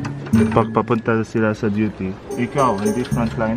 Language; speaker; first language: Filipino; non-native, learner; Arabic